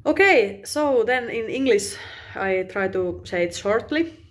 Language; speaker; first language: English; non-native, fluent; Finnish